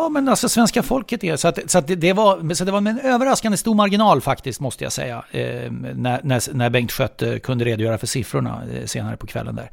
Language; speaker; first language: Swedish; native; Swedish